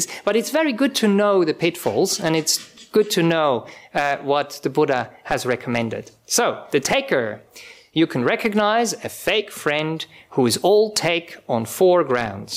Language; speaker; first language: English; non-native, fluent; German